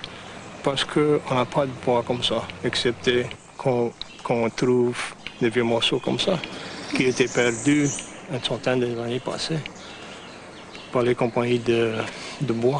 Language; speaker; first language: French; non-native, local second language; English